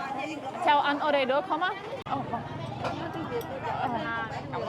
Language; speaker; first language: Vietnamese; non-native, learner; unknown